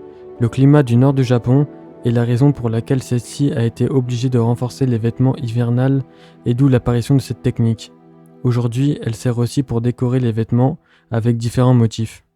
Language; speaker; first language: French; native; French